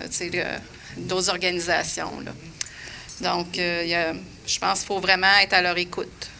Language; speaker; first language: French; native; French